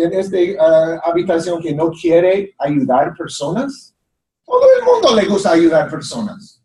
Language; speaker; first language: Spanish; non-native, fluent; English